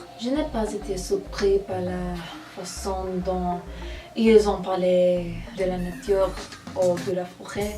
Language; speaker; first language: French; non-native, learner; English